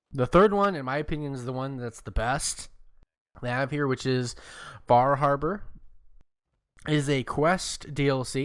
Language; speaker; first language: English; native; English